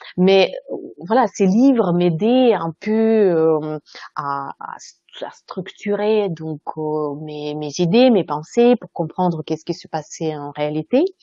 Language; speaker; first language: French; non-native, fluent; Russian